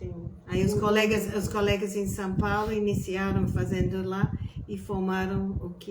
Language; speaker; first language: Portuguese; non-native, fluent; English